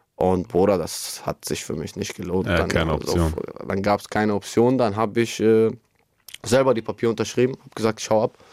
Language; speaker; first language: German; non-native, fluent; Albanian